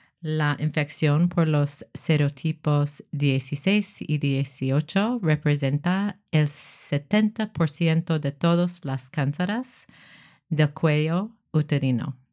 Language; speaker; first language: Spanish; non-native, learner; English